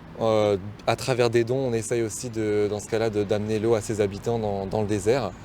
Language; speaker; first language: French; native; French